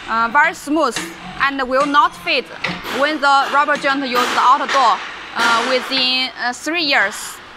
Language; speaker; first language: English; non-native, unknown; Chinese